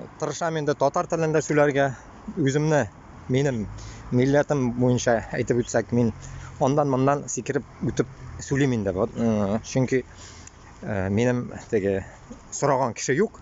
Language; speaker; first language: Tatar; non-native, local second language; Uzbek